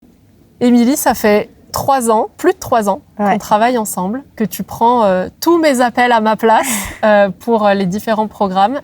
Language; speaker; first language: French; native; French